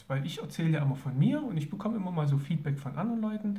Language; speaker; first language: German; native; German